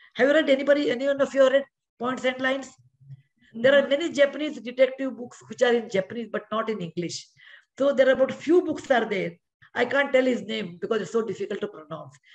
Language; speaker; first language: English; non-native, local second language; Kannada